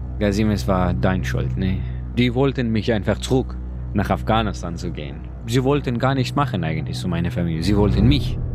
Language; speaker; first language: German; non-native, learner; Persian